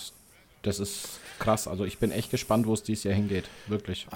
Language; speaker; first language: German; native; German